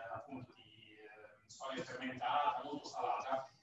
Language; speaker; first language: Italian; native; Italian